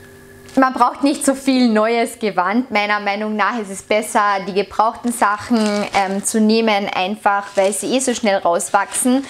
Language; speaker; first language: German; native; German